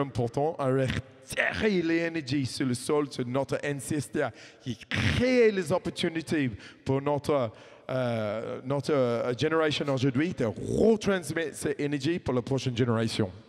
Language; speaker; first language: French; non-native, fluent; English